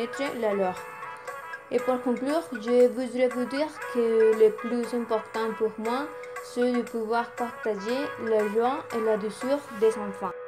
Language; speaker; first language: French; non-native, learner; Spanish